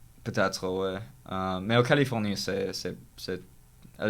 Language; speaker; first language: French; non-native, learner; English